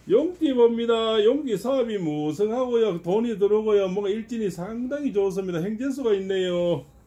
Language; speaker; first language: Korean; native; Korean